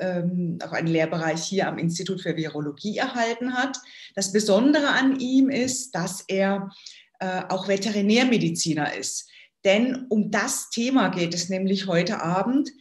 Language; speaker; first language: German; native; German